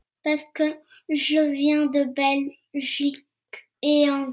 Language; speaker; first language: French; early bilingual, heritage; French